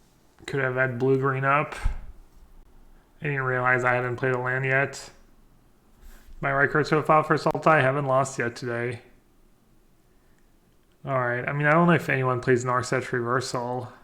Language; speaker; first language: English; non-native, fluent; French